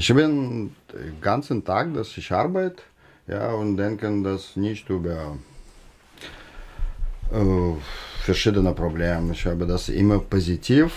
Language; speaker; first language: German; non-native, learner; Russian